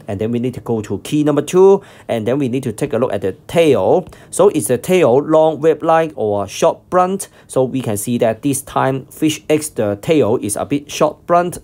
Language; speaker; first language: English; non-native, local second language; Cantonese